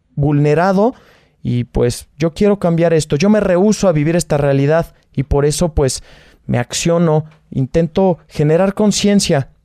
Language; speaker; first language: Spanish; native; Spanish